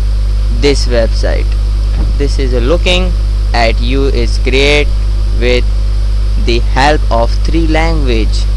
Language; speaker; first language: English; non-native, learner; Hindi